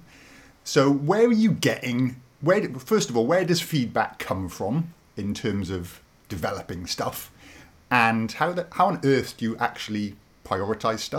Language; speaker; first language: English; native; English